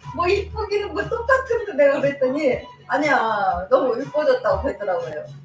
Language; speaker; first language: Korean; native; Korean